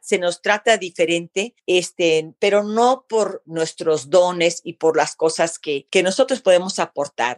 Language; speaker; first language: Spanish; early bilingual, heritage; Spanish